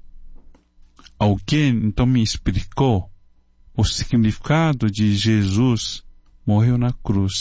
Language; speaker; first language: Portuguese; non-native, fluent; Chinese